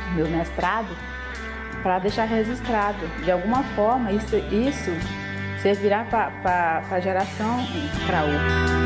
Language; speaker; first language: Portuguese; non-native, local second language; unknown